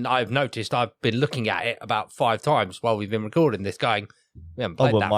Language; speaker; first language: English; native; English